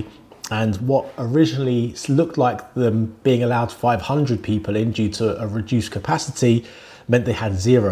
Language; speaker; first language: English; native; English